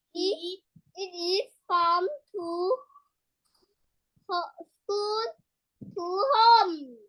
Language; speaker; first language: English; non-native, learner; Vietnamese